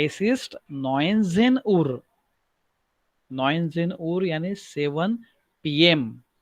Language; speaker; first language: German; non-native, learner; Marathi